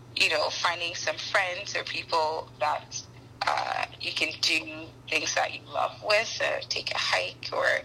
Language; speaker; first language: English; non-native, local second language; Akan